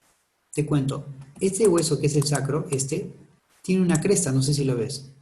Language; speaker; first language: Spanish; native; Spanish